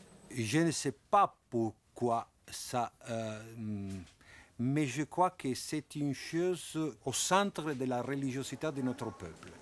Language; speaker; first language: French; non-native, fluent; Italian